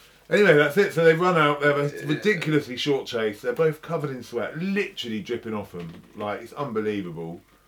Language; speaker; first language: English; native; English